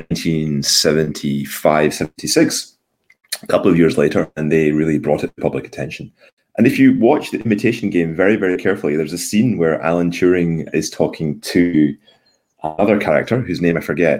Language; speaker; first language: English; native; English